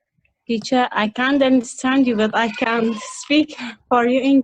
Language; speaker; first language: English; non-native, learner; Central Kurdish